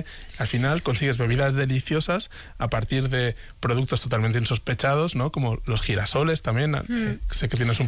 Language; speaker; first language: Spanish; native; Spanish